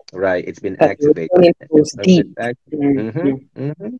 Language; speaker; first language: English; non-native, local second language; Akan